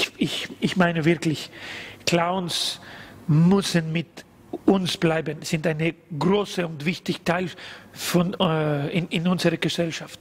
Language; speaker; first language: German; non-native, learner; Spanish